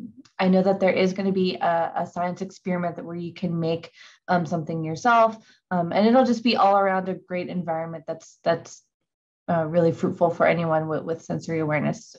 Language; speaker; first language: English; native; English